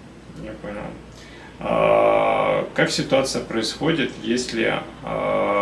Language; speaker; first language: Russian; native; Russian